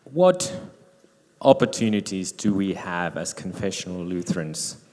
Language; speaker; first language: English; non-native, fluent; Finnish